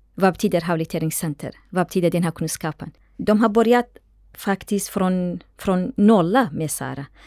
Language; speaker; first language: Swedish; non-native, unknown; Central Kurdish